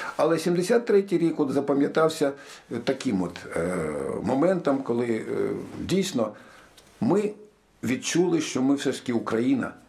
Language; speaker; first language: Ukrainian; native; Ukrainian